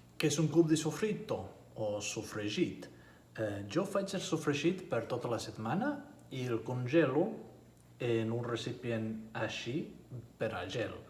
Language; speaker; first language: Catalan; non-native, learner; Spanish